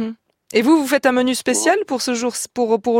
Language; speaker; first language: French; native; French